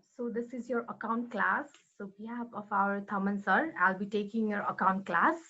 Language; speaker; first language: English; non-native, local second language; Nepali